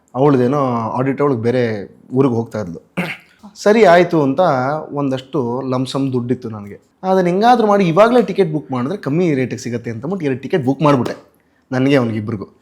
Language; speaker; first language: Kannada; native; Kannada